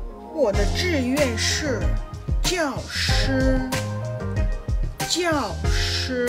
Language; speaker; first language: Chinese; non-native, local second language; Cantonese